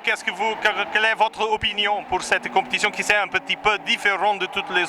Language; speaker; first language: French; non-native, learner; Portuguese